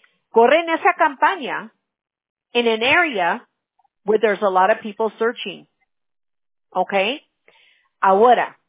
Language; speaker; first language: English; early bilingual, other home language; Spanish